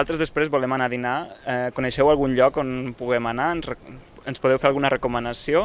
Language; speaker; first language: Catalan; native; Catalan